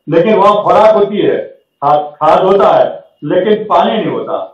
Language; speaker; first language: Hindi; non-native, local second language; Gujarati